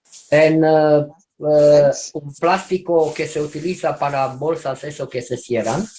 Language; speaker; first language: Spanish; non-native, fluent; Romanian